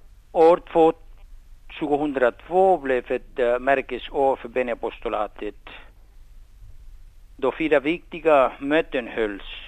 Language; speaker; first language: Swedish; non-native, fluent; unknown